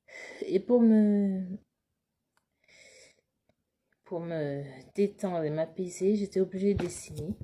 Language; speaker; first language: French; native; French